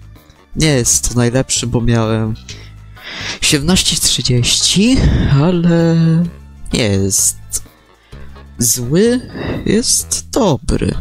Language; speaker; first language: Polish; native; Polish